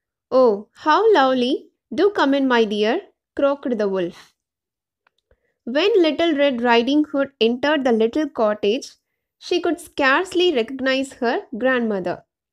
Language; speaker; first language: English; non-native, local second language; Tamil